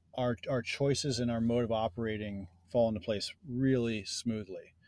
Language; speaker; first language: English; native; English